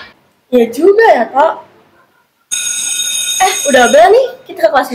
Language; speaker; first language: Indonesian; native; Indonesian